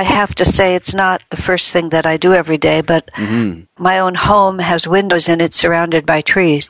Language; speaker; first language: English; native; English